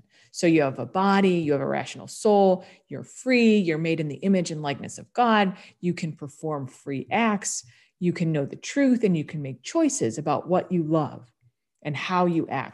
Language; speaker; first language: English; native; English